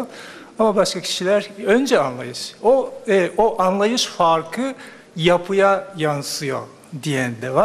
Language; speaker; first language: Turkish; non-native, fluent; Japanese